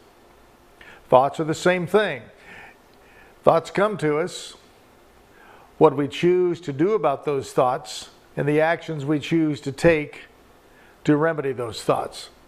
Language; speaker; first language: English; native; English